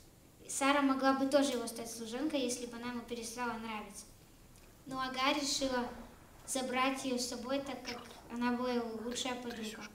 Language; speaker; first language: Russian; early bilingual, heritage; Russian